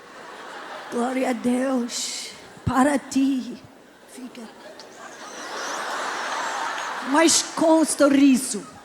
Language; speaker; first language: Portuguese; non-native, learner; English